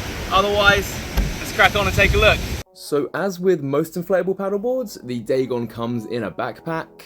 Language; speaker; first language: English; native; English